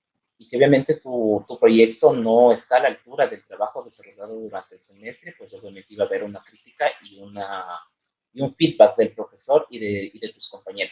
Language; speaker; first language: Spanish; native; Spanish